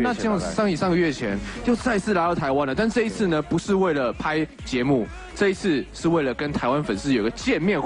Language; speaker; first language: Chinese; native; Chinese